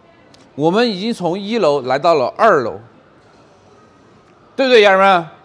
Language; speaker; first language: Chinese; native; Chinese